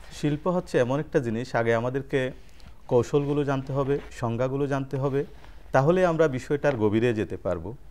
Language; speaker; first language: Bangla; native; Bangla